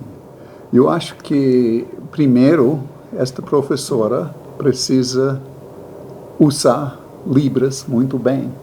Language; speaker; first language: Portuguese; non-native, learner; English